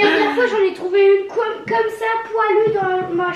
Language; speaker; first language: French; native; French